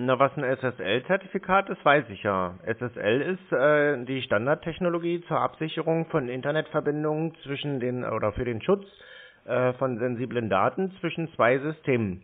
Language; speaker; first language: German; native; German